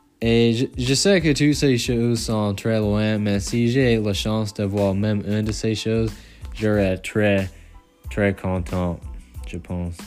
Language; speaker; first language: French; non-native, local second language; English